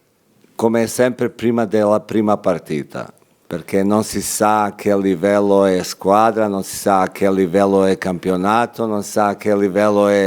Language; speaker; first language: Italian; non-native, fluent; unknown